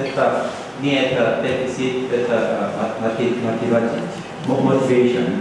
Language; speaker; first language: Russian; non-native, learner; Korean